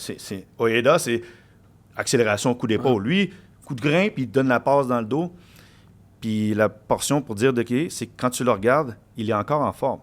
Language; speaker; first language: French; native; French